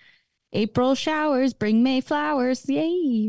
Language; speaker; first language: English; native; English